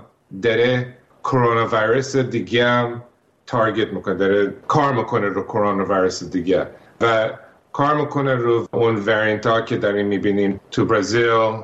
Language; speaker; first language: Persian; early bilingual, heritage; Persian